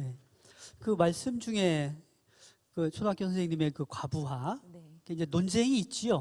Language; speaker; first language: Korean; native; Korean